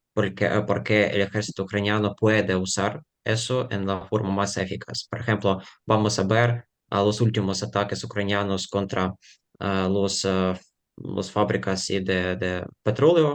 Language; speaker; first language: Spanish; non-native, fluent; Ukrainian